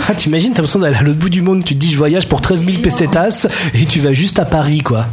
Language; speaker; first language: French; native; French